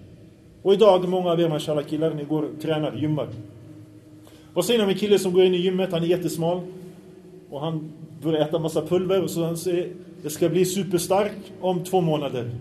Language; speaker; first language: Swedish; early bilingual, other home language; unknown